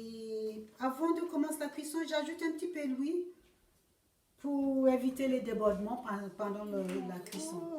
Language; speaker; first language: French; non-native, learner; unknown